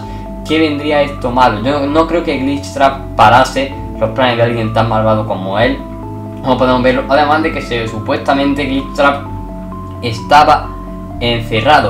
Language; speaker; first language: Spanish; native; Spanish